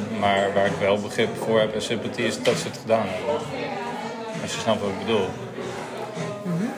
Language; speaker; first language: Dutch; native; Dutch